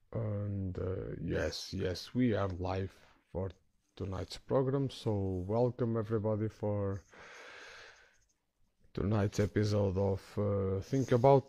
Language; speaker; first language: English; non-native, fluent; Portuguese